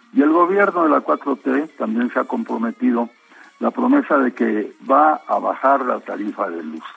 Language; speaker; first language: Spanish; native; Spanish